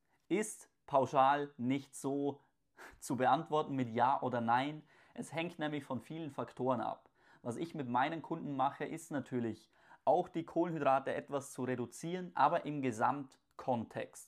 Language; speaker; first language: German; native; German